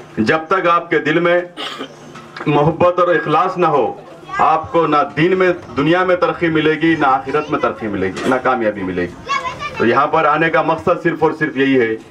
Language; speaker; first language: Urdu; native; Urdu